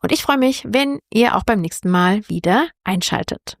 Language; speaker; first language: German; native; German